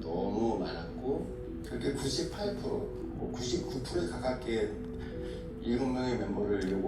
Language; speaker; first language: Korean; native; Korean